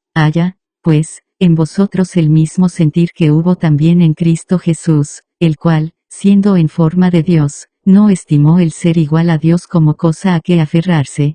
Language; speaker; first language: Spanish; native; Spanish